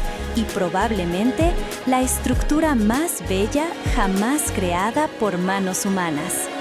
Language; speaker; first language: Spanish; native; Spanish